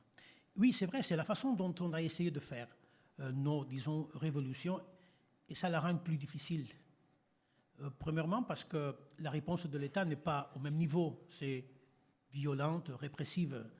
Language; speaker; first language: French; non-native, fluent; Catalan